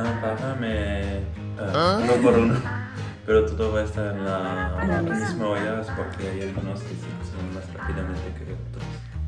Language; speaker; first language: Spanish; non-native, fluent; French